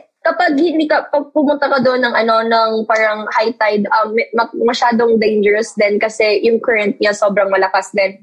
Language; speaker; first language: Filipino; non-native, local second language; Cebuano